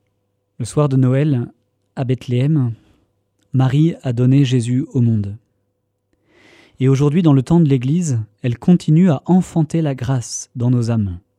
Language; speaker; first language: French; native; French